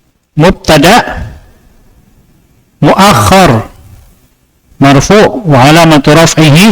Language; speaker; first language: Arabic; non-native, fluent; Indonesian